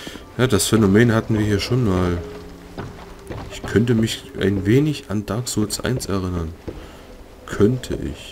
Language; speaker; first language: German; native; German